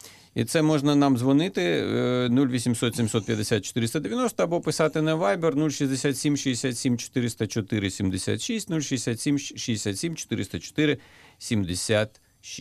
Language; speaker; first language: Ukrainian; native; Ukrainian